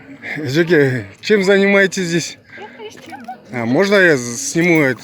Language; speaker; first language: Russian; non-native, local second language; Kyrgyz